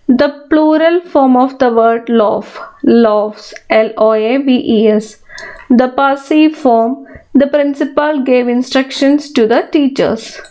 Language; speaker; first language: English; non-native, local second language; Malayalam